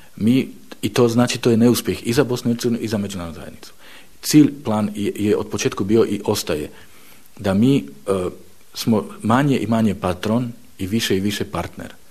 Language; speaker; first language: Bosnian; non-native, fluent; Slovak